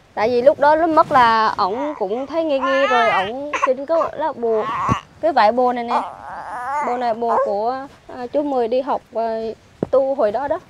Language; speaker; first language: Vietnamese; non-native, local second language; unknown